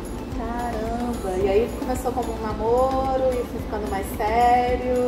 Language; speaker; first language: Portuguese; native; Portuguese